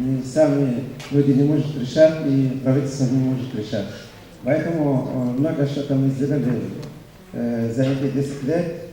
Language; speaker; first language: Russian; non-native, fluent; Arabic